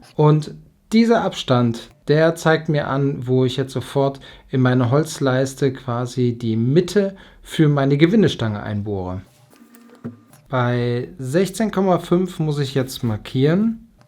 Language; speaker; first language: German; native; German